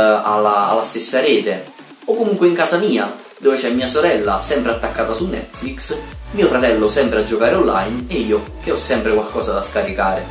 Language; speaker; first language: Italian; native; Italian